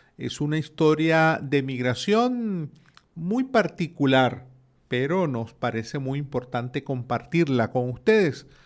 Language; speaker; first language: Spanish; native; Spanish